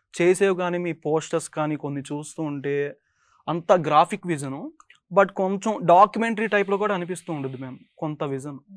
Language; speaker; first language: Telugu; native; Telugu